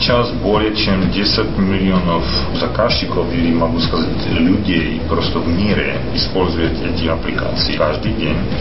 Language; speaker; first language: Russian; non-native, fluent; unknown